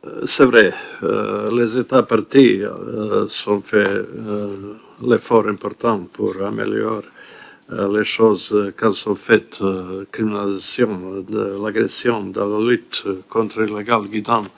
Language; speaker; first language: French; non-native, learner; Bosnian